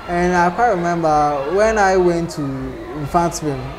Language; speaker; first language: English; non-native, local second language; Akan